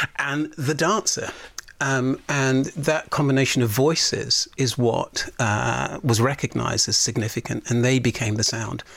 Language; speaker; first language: English; native; English